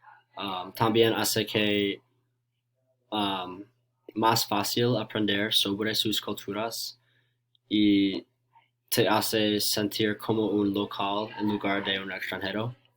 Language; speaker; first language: Spanish; non-native, learner; English